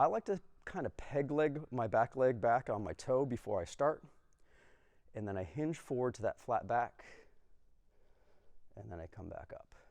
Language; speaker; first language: English; native; English